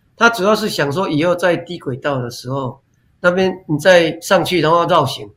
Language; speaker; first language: Chinese; non-native, local second language; Min Nan Chinese